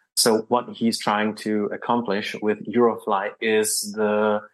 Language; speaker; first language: English; non-native, fluent; Czech